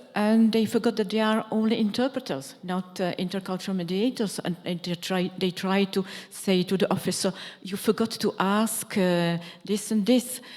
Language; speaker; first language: English; non-native, fluent; Czech